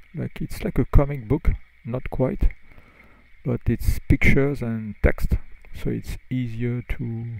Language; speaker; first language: English; non-native, fluent; French